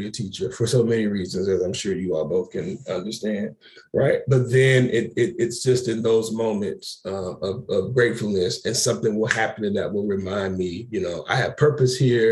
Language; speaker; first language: English; native; English